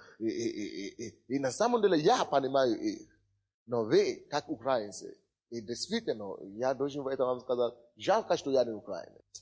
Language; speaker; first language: Russian; non-native, fluent; Yoruba